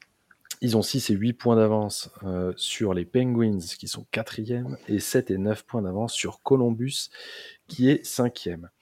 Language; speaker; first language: French; native; French